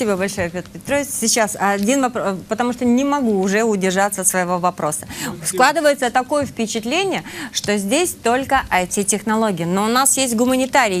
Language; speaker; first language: Russian; native; Russian